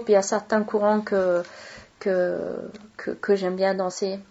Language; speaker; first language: French; non-native, fluent; Swedish